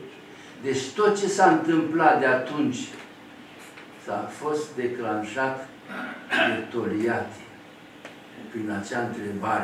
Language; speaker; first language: Romanian; native; Romanian